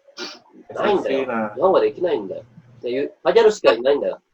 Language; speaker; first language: Japanese; non-native, learner; Indonesian